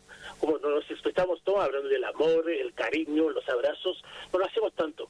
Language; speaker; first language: Spanish; non-native, fluent; Haitian Creole